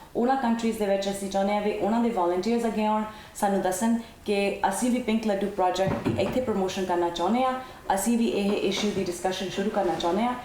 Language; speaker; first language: Punjabi; early bilingual, heritage; Punjabi